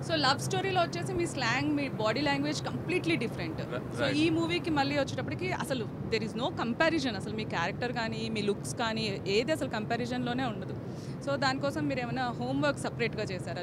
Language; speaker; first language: Telugu; native; Telugu